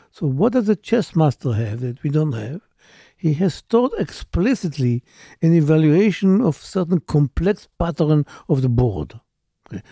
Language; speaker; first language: English; non-native, fluent; Hebrew